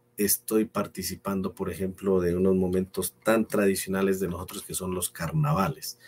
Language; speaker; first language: Spanish; native; Spanish